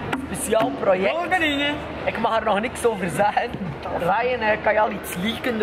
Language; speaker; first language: Dutch; native; Dutch